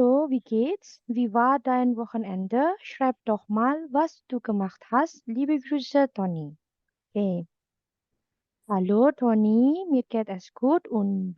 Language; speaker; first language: German; non-native, fluent; Indonesian